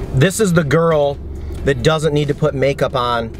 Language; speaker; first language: English; native; English